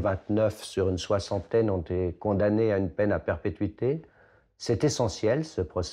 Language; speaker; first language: French; native; French